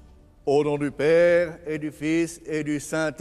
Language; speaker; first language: French; native; French